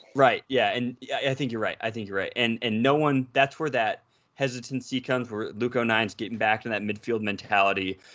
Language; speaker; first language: English; native; English